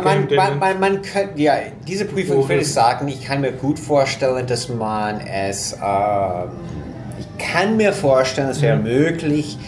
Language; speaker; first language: German; non-native, fluent; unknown